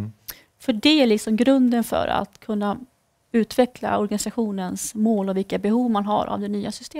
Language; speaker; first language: Swedish; native; Swedish